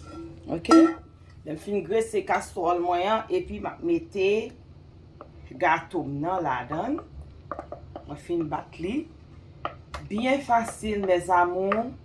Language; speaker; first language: French; non-native, local second language; Haitian Creole